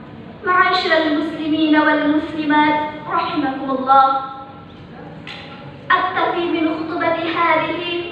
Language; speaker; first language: Arabic; non-native, fluent; Indonesian